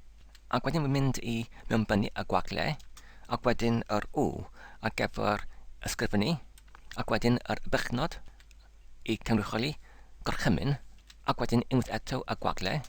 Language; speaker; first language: Welsh; non-native, learner; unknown